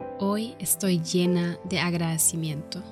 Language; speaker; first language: Spanish; non-native, fluent; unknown